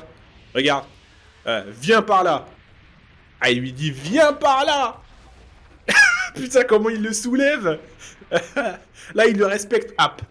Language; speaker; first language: French; native; French